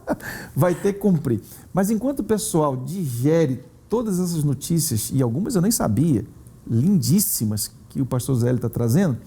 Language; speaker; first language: Portuguese; native; Portuguese